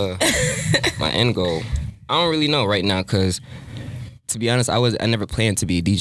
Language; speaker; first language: English; native; English